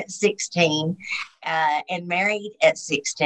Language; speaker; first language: English; native; English